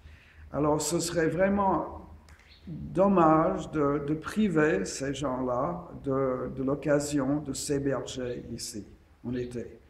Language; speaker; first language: French; non-native, fluent; English